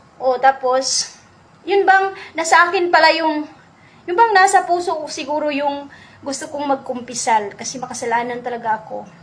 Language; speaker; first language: Filipino; non-native, local second language; Cebuano